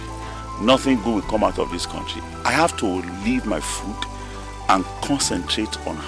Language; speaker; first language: English; non-native, local second language; Yoruba